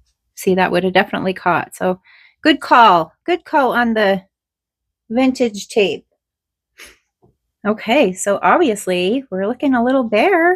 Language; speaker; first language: English; native; English